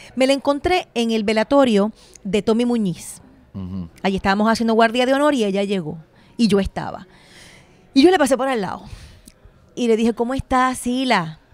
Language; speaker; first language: Spanish; native; Spanish